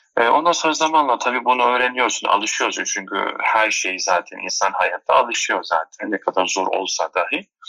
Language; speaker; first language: Turkish; non-native, local second language; Turoyo